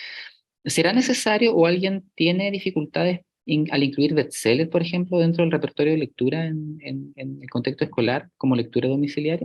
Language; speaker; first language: Spanish; native; Spanish